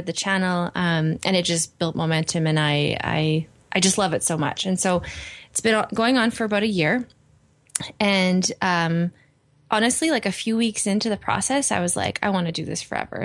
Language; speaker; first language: English; native; English